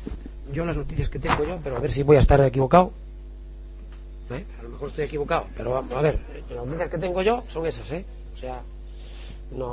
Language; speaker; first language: Spanish; native; Spanish